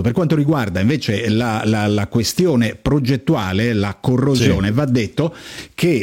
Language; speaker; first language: Italian; native; Italian